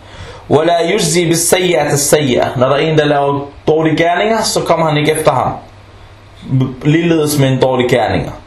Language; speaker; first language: Danish; non-native, local second language; Arabic